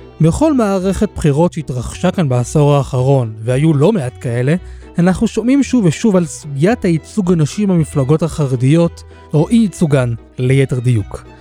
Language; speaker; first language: Hebrew; native; Hebrew